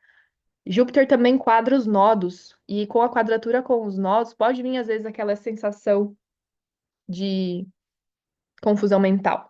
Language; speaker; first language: Portuguese; native; Portuguese